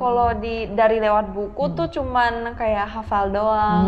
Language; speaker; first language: Indonesian; early bilingual, other home language; Korean